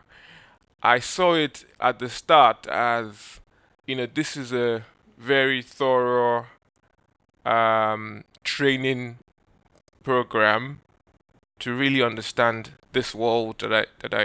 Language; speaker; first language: English; non-native, local second language; Yoruba